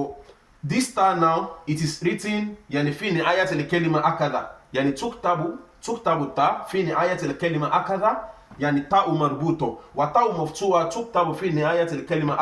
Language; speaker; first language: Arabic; non-native, fluent; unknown